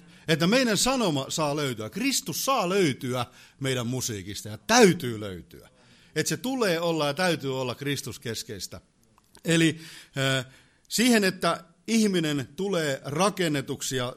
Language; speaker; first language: Finnish; native; Finnish